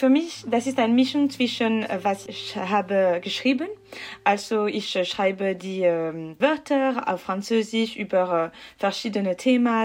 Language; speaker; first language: German; non-native, learner; French